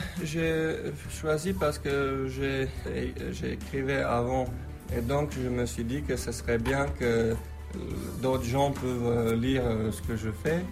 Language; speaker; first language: French; non-native, fluent; Slovenian